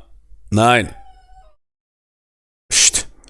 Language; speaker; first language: German; native; German